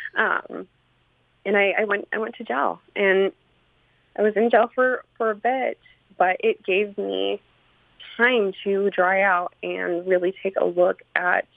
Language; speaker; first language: English; native; English